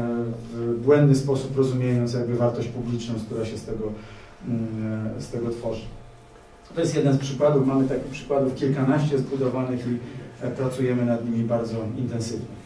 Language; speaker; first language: Polish; native; Polish